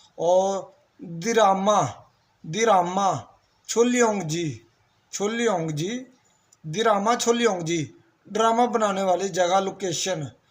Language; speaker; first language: Urdu; native; Urdu